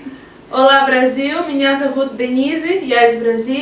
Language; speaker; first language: Russian; non-native, learner; Portuguese